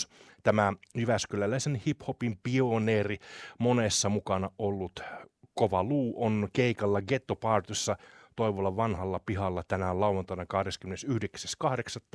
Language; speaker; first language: Finnish; native; Finnish